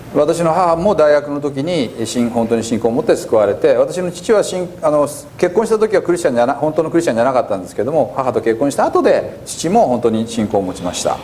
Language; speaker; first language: Japanese; native; Japanese